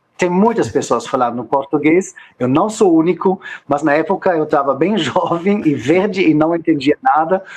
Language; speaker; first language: Portuguese; non-native, fluent; German